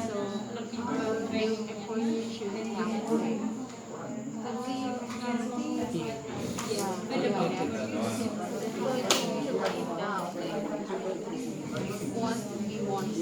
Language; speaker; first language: English; non-native, learner; Indonesian